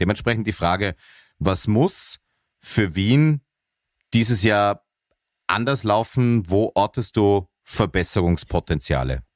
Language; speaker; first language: German; native; German